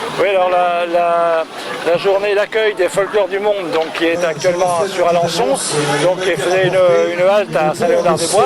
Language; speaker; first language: French; native; French